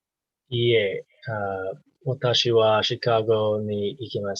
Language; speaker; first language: Japanese; non-native, learner; English